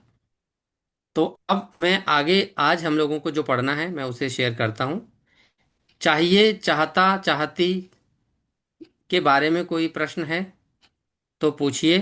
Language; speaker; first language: Hindi; native; Hindi